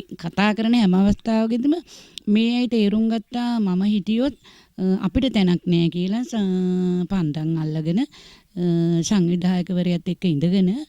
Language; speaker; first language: Sinhala; native; Sinhala